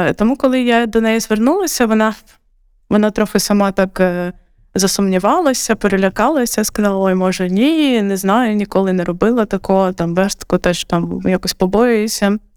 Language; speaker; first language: Ukrainian; non-native, local second language; Russian